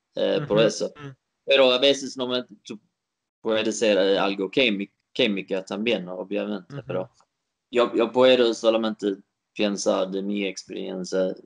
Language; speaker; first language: Spanish; non-native, learner; Swedish